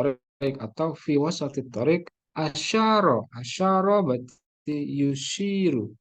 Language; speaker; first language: Arabic; non-native, learner; Indonesian